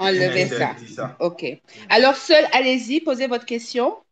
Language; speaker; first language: French; native; French